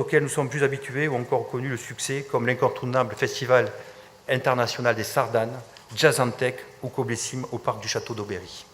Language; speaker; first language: French; native; French